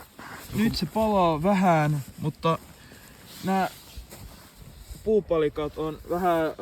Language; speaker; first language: Finnish; non-native, local second language; Swedish